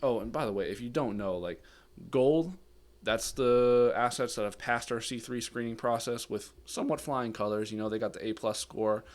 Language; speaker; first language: English; native; English